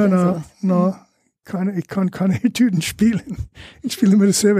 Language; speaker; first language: German; non-native, fluent; English